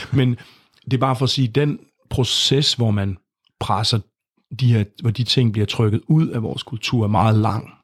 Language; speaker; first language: Danish; native; Danish